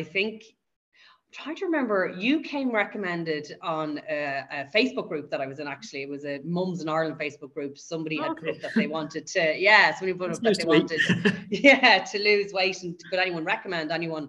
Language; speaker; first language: English; native; English